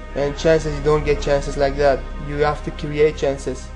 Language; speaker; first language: English; non-native, fluent; Persian